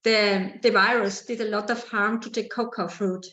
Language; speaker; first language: English; non-native, learner; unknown